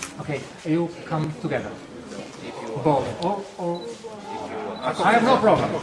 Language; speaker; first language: English; non-native, learner; Slovak